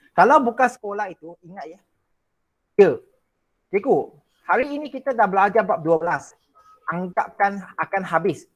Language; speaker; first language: Malay; non-native, local second language; Chinese